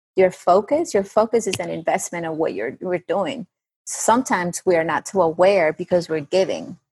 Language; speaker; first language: English; non-native, fluent; Spanish